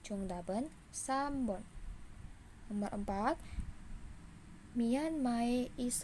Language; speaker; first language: Korean; non-native, fluent; Indonesian